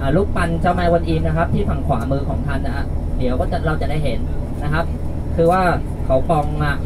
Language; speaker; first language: Thai; non-native, fluent; Vietnamese